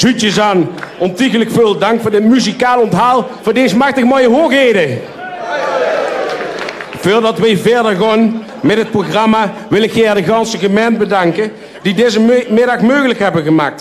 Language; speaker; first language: Dutch; native; Dutch